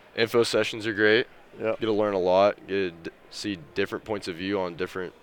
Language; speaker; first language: English; native; English